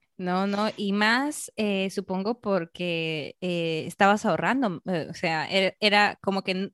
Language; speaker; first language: Spanish; native; Spanish